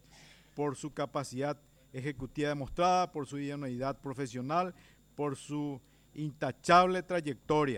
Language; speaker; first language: Spanish; native; Spanish